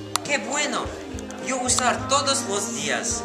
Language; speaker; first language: Spanish; non-native, learner; English